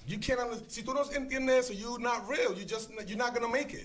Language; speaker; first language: English; early bilingual, other home language; Spanish